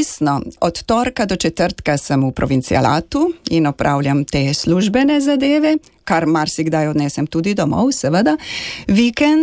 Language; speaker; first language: Slovenian; native; Slovenian